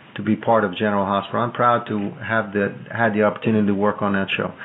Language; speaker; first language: English; non-native, fluent; Italian